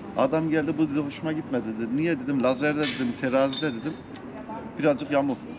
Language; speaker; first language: Turkish; early bilingual, heritage; Turkish